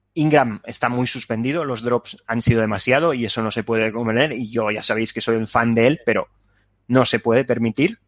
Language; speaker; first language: Spanish; native; Spanish